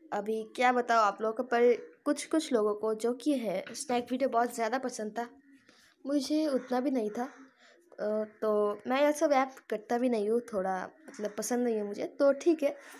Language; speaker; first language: Hindi; non-native, local second language; Bangla